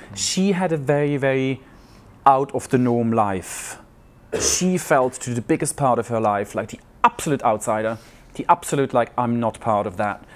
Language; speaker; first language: English; non-native, fluent; Swiss German